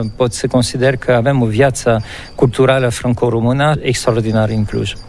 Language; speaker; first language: Romanian; non-native, fluent; French